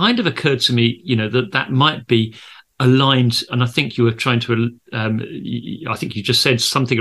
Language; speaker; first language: English; native; English